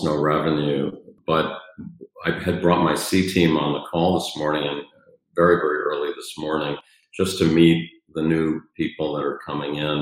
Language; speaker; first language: English; native; English